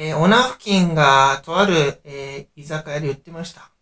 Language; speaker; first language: Japanese; native; Japanese